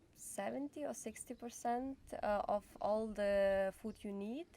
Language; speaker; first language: English; non-native, fluent; Ukrainian